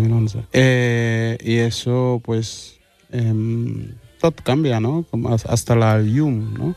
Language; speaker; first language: Catalan; early bilingual, other home language; Wolof